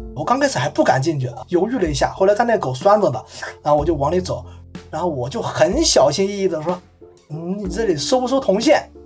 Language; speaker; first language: Chinese; native; Chinese